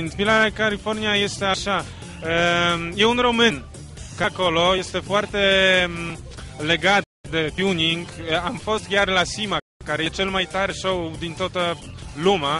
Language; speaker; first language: Romanian; non-native, fluent; Polish